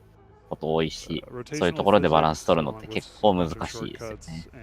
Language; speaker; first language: Japanese; native; Japanese